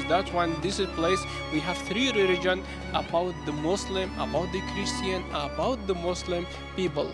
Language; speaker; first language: English; non-native, learner; Arabic